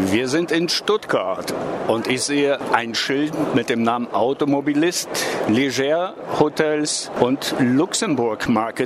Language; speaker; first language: German; native; German